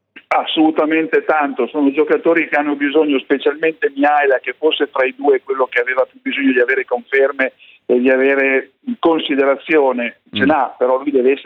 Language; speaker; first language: Italian; native; Italian